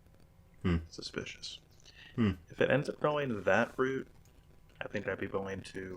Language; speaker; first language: English; native; English